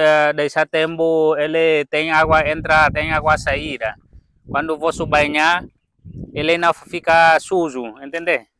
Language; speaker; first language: Portuguese; non-native, learner; Vietnamese